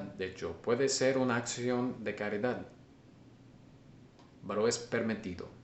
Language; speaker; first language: Spanish; non-native, learner; English